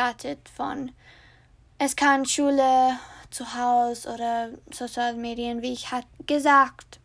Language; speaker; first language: German; non-native, learner; English